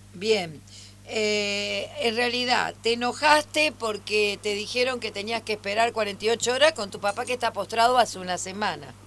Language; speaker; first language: Spanish; native; Spanish